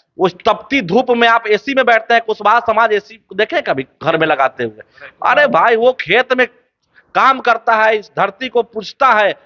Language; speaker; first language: Hindi; native; Hindi